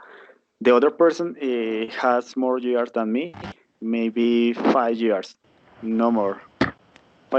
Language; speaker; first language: English; non-native, learner; Spanish